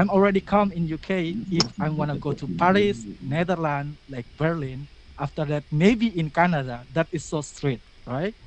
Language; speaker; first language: English; non-native, learner; Indonesian